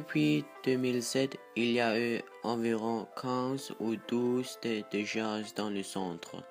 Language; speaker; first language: French; non-native, learner; Danish